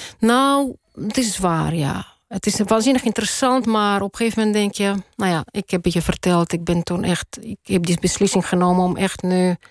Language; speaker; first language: Dutch; non-native, fluent; Russian